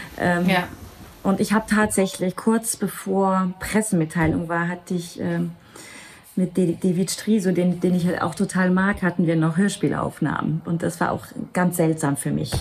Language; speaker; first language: German; non-native, local second language; Luxembourgish